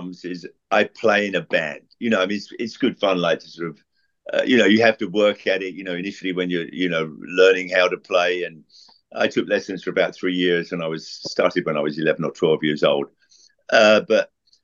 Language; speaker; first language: English; native; English